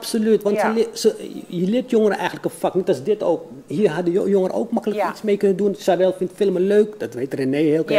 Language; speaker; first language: Dutch; native; Dutch